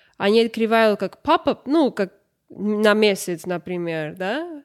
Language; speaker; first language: Russian; non-native, learner; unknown